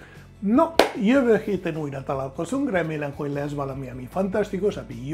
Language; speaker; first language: Hungarian; non-native, fluent; Spanish